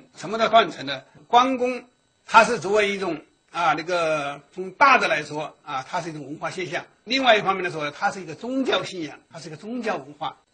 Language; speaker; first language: Chinese; native; Chinese